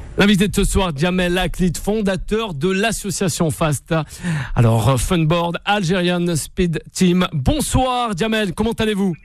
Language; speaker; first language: French; native; French